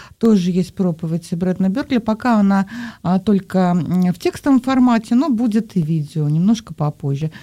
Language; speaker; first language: Russian; native; Russian